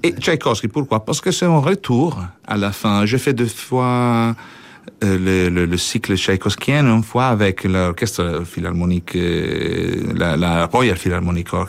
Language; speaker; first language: French; non-native, fluent; Italian